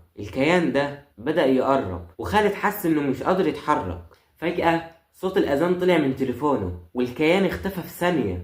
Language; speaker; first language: Arabic; native; Arabic